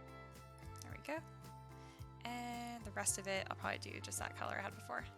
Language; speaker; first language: English; native; English